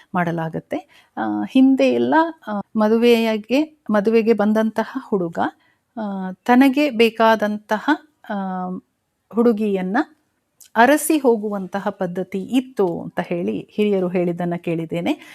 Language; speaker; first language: Kannada; non-native, local second language; Kodava